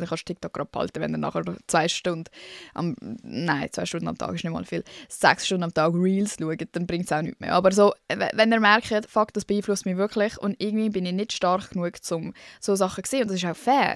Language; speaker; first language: German; native; German